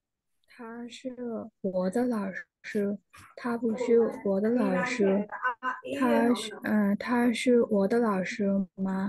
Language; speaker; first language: Chinese; non-native, learner; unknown